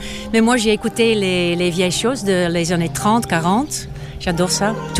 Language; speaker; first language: French; non-native, fluent; Dutch